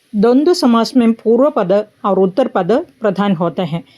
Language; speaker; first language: Hindi; non-native, local second language; Malayalam